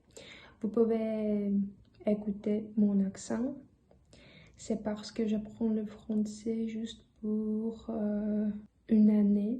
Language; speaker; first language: French; non-native, learner; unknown